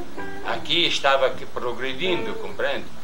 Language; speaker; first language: Portuguese; non-native, fluent; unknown